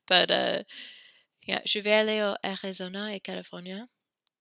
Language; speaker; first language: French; non-native, fluent; English